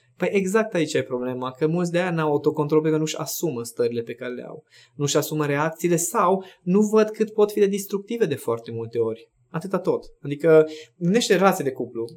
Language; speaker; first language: Romanian; non-native, local second language; Hungarian